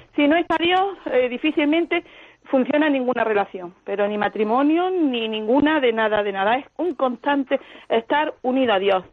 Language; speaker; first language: Spanish; native; Spanish